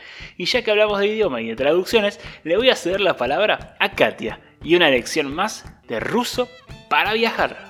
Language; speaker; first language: Spanish; native; Spanish